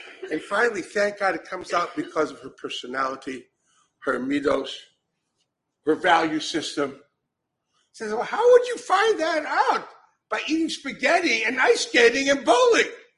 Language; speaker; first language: English; native; English